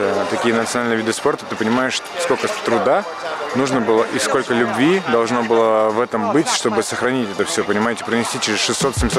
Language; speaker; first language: Russian; native; Russian